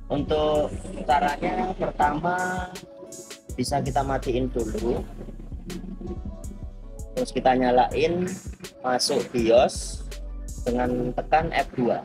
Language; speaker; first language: Indonesian; native; Indonesian